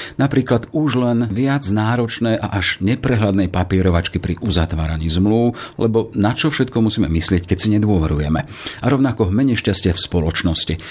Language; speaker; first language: Slovak; native; Slovak